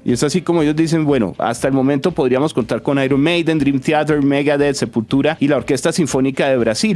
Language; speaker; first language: Spanish; native; Spanish